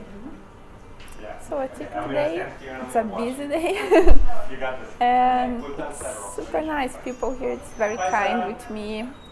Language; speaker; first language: English; non-native, learner; Portuguese